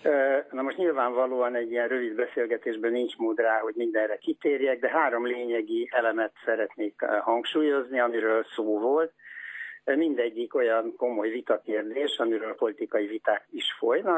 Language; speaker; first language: Hungarian; native; Hungarian